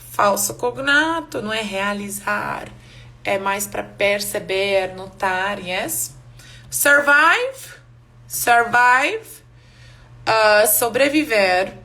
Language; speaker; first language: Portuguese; non-native, fluent; English